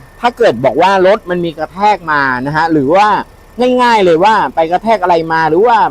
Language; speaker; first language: Thai; native; Thai